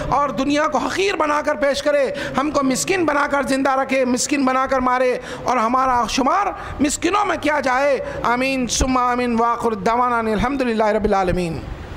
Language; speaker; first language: Urdu; native; Urdu